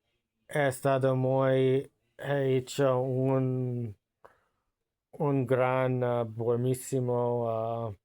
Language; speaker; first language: Spanish; non-native, learner; English